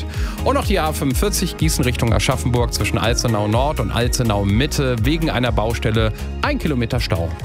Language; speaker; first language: German; native; German